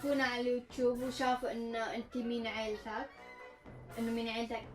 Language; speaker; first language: Arabic; native; Arabic